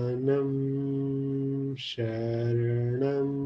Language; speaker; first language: Hindi; native; Hindi